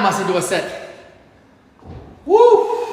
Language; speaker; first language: Indonesian; non-native, fluent; English